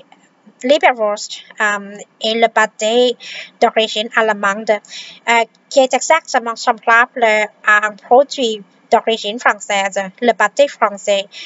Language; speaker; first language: French; non-native, fluent; Vietnamese